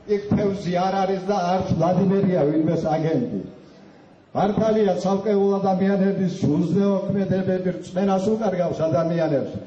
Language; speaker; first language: Georgian; native; Georgian